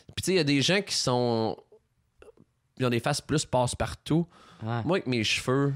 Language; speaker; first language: French; native; French